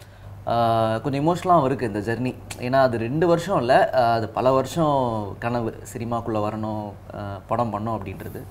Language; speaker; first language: Tamil; native; Tamil